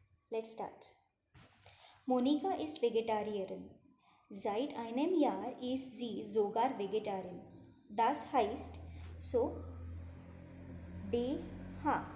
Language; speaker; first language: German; non-native, fluent; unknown